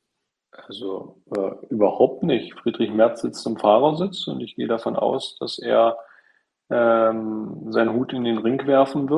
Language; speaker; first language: German; native; German